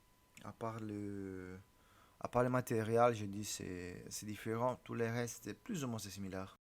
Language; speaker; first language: French; non-native, learner; Italian